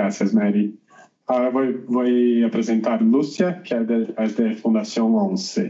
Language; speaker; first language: Spanish; non-native, learner; Portuguese